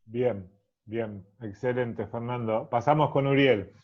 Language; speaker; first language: Spanish; native; Spanish